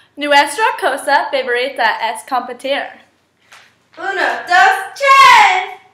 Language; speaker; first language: Spanish; non-native, learner; English